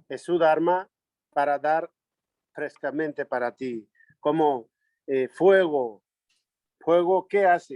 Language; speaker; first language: Spanish; non-native, learner; Nepali